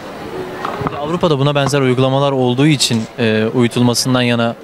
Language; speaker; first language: Turkish; native; Turkish